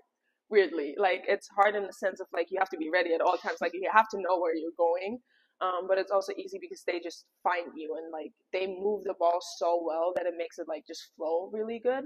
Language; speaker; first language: English; non-native, fluent; German